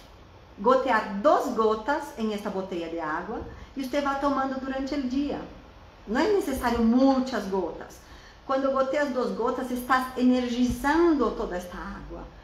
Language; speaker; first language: Spanish; non-native, fluent; Portuguese